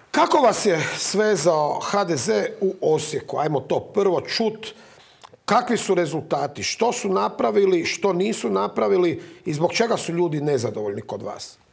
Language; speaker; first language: Croatian; native; Croatian